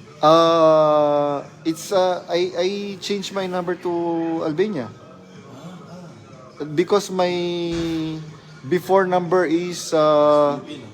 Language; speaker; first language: English; non-native, learner; Filipino